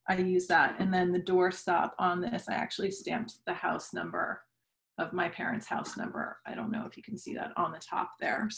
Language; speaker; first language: English; native; English